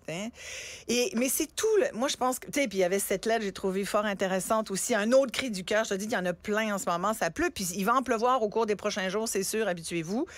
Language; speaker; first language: French; early bilingual, other home language; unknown